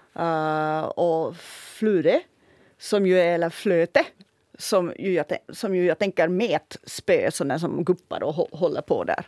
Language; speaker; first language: Swedish; native; Swedish